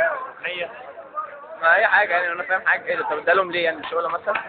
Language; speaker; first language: Arabic; native; Arabic